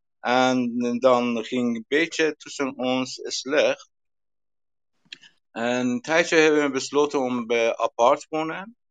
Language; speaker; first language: Dutch; non-native, learner; Persian